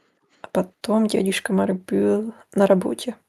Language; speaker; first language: Russian; non-native, learner; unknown